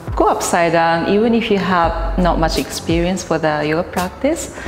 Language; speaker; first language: English; non-native, fluent; Japanese